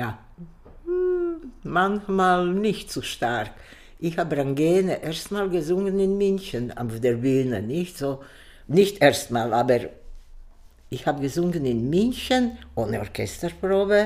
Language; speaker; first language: German; non-native, learner; Croatian